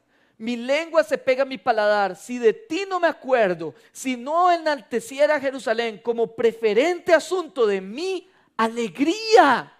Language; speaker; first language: Spanish; native; Spanish